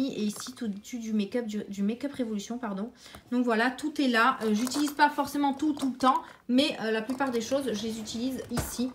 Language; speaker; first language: French; native; French